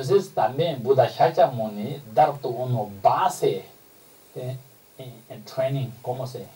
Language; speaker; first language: Spanish; non-native, learner; Tibetan